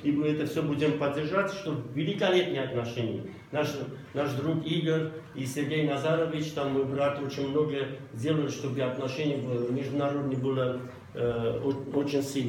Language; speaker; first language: Russian; non-native, local second language; Armenian